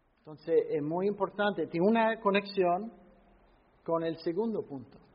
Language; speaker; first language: Spanish; non-native, fluent; English